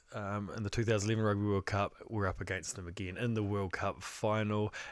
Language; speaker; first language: English; native; English